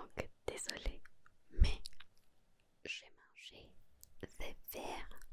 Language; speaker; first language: French; non-native, learner; Spanish